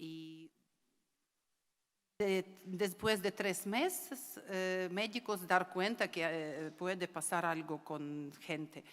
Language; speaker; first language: Spanish; non-native, learner; Ukrainian